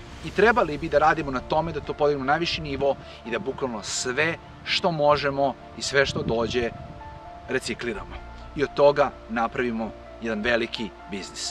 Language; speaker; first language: Serbian; native; Serbian